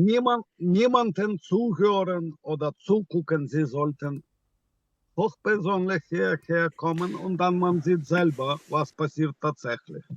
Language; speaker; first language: German; non-native, fluent; Ukrainian